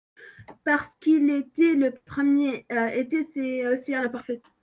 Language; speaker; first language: French; non-native, learner; Arabic